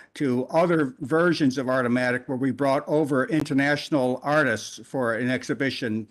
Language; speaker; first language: English; native; English